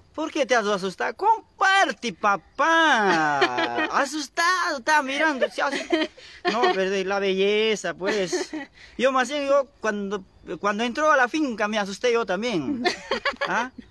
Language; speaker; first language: Spanish; non-native, local second language; Quechua